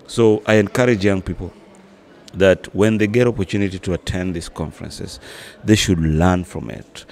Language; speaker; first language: English; non-native, local second language; Luo (Kenya and Tanzania)